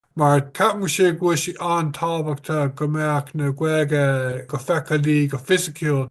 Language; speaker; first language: Irish; non-native, local second language; English